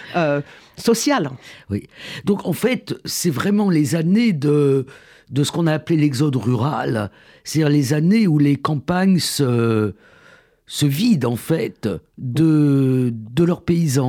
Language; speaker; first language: French; native; French